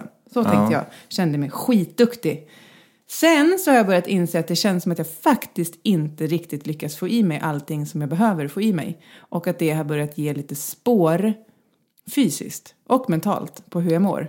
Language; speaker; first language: Swedish; native; Swedish